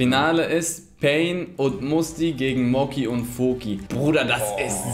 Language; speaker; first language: German; native; German